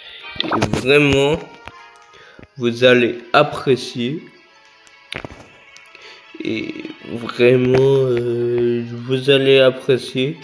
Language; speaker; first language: French; native; French